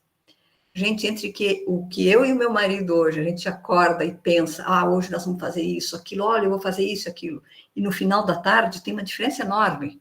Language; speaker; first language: Portuguese; native; Portuguese